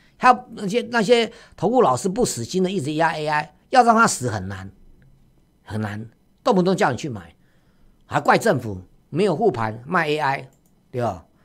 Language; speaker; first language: Chinese; native; Chinese